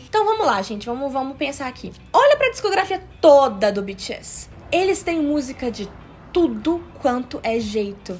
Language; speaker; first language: Portuguese; native; Portuguese